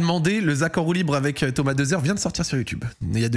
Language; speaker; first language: French; native; French